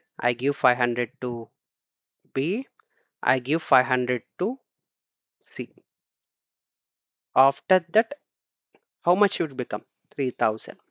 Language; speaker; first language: English; non-native, local second language; Telugu